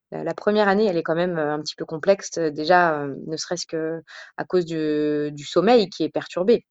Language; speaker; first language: French; native; French